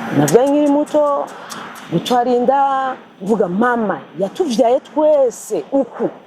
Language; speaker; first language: Rundi; native; Rundi